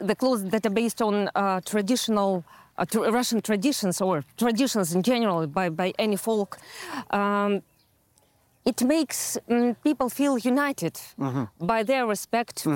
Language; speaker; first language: English; non-native, fluent; Russian